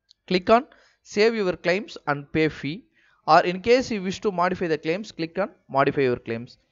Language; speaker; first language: English; non-native, local second language; Tamil